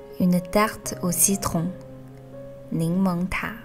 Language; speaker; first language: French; non-native, fluent; Chinese